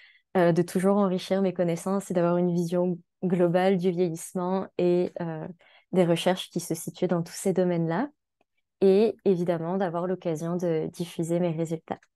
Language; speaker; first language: French; native; French